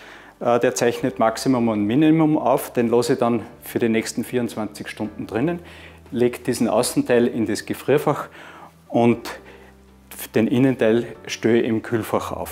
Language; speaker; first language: German; native; German